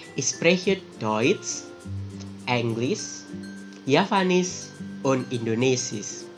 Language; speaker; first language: German; non-native, fluent; Javanese